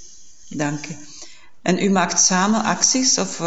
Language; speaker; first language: Dutch; non-native, fluent; German